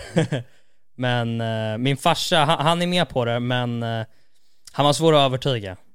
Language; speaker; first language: Swedish; native; Swedish